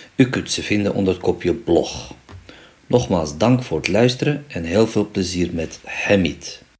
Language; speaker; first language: Dutch; early bilingual, other home language; Riffian